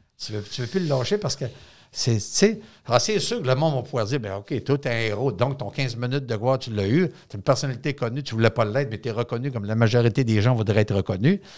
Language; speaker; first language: French; native; French